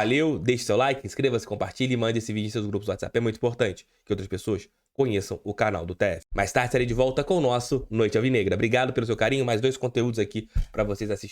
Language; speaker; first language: Portuguese; native; Portuguese